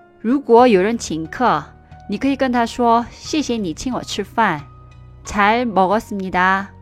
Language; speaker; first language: Chinese; non-native, fluent; Korean